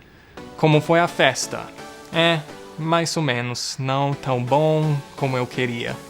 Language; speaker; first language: Portuguese; non-native, fluent; English